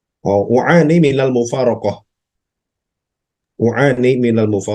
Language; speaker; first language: Arabic; non-native, fluent; Indonesian